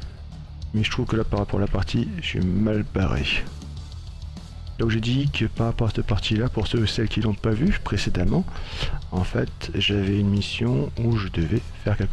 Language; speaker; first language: French; native; French